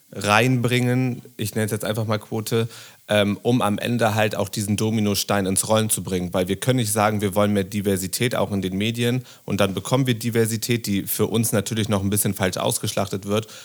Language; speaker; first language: German; native; German